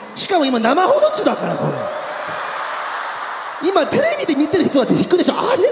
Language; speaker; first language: Japanese; native; Japanese